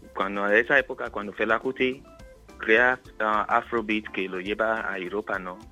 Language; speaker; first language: Spanish; non-native, learner; Yoruba